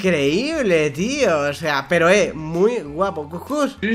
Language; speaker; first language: Spanish; native; Spanish